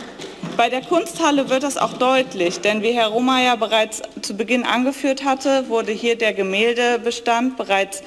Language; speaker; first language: German; native; German